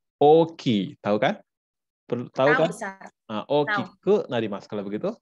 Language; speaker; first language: Indonesian; native; Indonesian